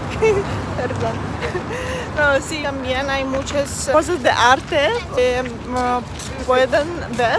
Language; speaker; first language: Spanish; non-native, learner; Russian